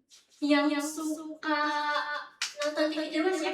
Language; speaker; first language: Indonesian; native; Indonesian